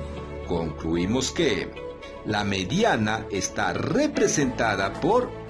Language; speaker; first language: Spanish; native; Spanish